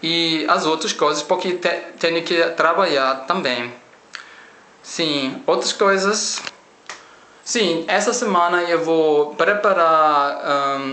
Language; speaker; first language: Portuguese; non-native, learner; German